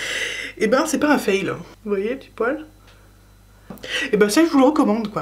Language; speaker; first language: French; native; French